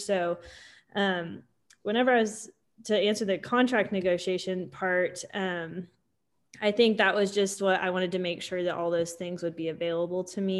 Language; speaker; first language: English; native; English